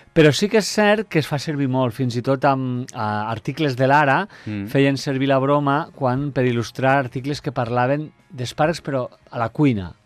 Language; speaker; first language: Catalan; native; Catalan